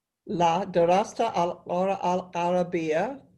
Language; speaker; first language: Arabic; non-native, learner; English